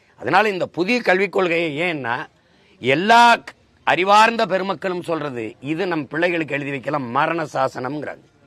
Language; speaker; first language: Tamil; native; Tamil